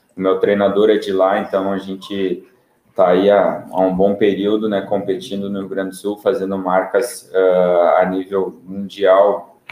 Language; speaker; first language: Portuguese; native; Portuguese